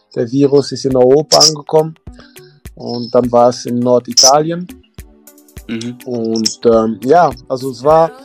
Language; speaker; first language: German; early bilingual, other home language; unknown